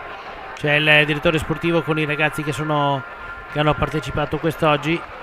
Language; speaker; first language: Italian; native; Italian